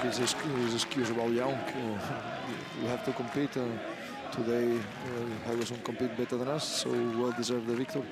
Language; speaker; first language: English; non-native, learner; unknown